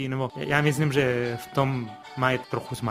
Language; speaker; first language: Czech; non-native, fluent; Spanish